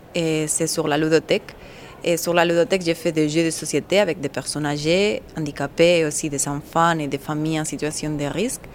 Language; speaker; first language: French; non-native, fluent; Spanish